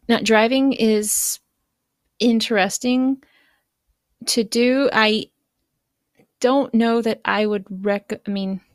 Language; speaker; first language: English; native; English